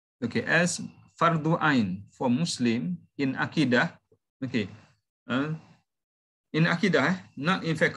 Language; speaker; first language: English; non-native, local second language; Malay